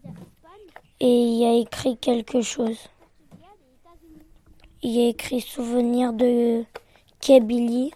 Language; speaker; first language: French; early bilingual, other home language; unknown